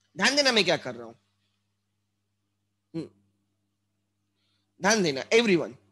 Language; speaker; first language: Hindi; non-native, local second language; Marathi